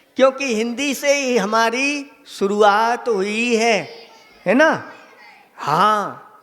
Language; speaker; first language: Hindi; native; Hindi